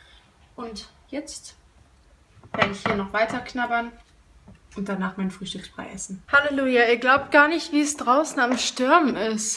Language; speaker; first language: German; native; German